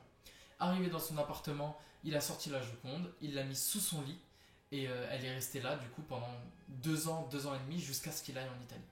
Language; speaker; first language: French; native; French